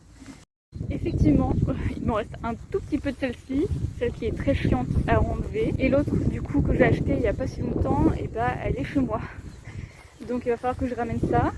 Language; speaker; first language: French; native; French